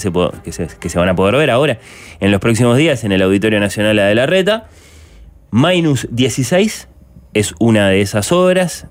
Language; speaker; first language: Spanish; native; Spanish